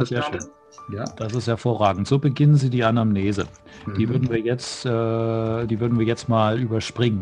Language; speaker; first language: German; native; German